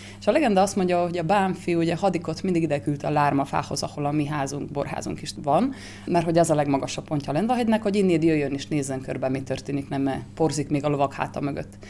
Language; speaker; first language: Hungarian; native; Hungarian